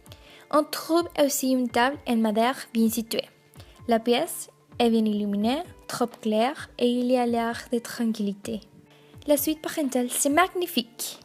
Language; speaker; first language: French; non-native, learner; Spanish